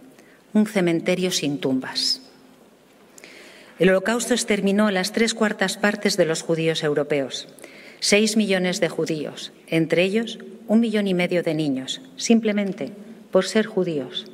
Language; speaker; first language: Spanish; native; Spanish